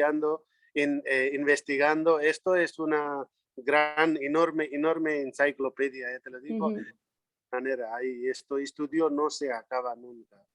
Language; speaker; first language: Spanish; non-native, learner; Nepali